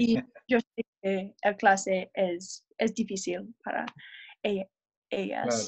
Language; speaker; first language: Spanish; non-native, learner; English